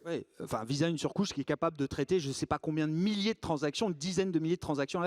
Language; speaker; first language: French; native; French